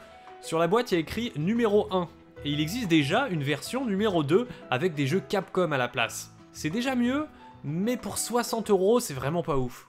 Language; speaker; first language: French; native; French